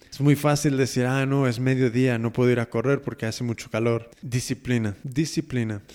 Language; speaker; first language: Spanish; native; Spanish